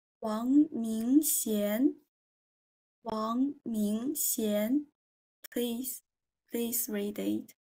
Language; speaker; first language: English; non-native, fluent; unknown